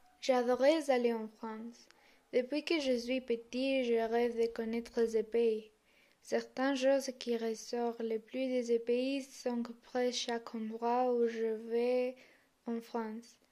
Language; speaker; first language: French; non-native, learner; Spanish